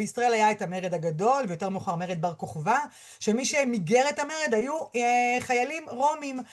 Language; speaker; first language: Hebrew; native; Hebrew